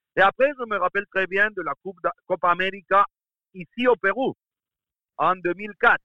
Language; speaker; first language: French; non-native, fluent; Spanish